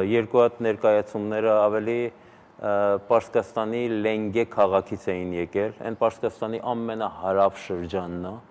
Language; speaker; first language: Armenian; early bilingual, heritage; Armenian